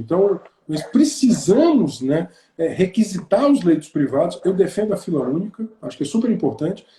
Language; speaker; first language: Portuguese; native; Portuguese